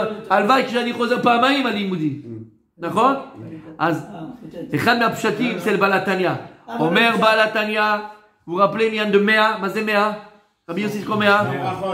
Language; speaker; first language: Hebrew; non-native, fluent; French